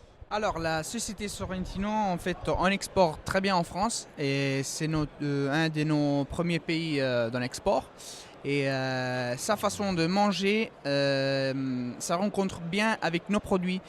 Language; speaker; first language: French; early bilingual, heritage; French